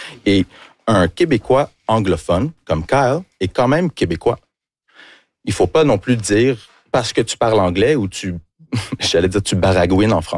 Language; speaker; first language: French; early bilingual, other home language; English